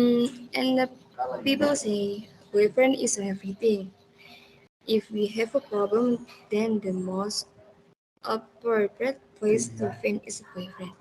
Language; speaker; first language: English; non-native, learner; Indonesian